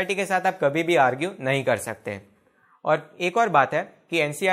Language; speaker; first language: Hindi; non-native, local second language; Gujarati